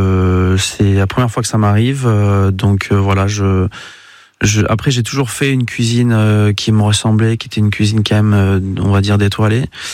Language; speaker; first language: French; native; French